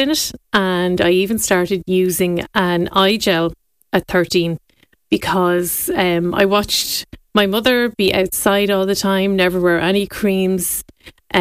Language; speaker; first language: English; native; English